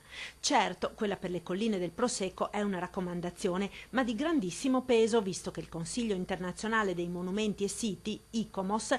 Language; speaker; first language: Italian; native; Italian